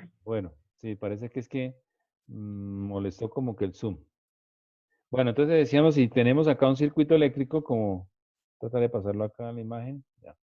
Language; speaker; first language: Spanish; native; Spanish